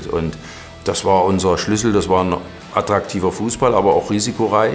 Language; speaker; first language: German; native; German